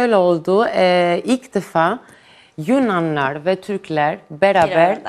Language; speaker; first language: Turkish; non-native, fluent; Greek